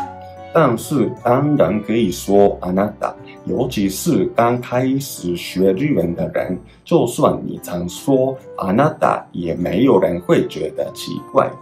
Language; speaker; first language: Chinese; non-native, fluent; Japanese